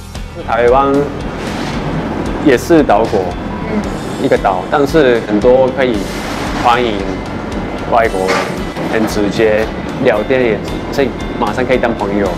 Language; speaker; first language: Chinese; non-native, fluent; Japanese